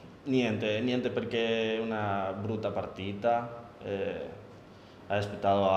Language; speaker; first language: Italian; non-native, learner; Spanish